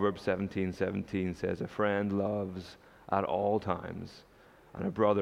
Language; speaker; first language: English; native; English